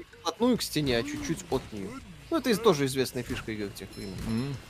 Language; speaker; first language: Russian; native; Russian